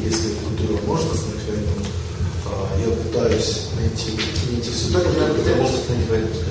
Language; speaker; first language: Russian; native; Russian